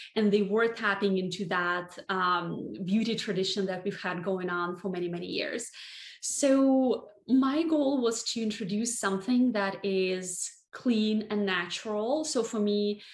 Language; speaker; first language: English; non-native, fluent; Russian